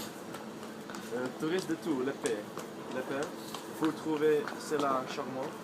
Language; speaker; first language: French; non-native, learner; Dutch